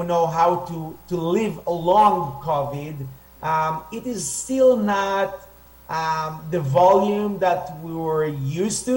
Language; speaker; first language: English; non-native, fluent; Hebrew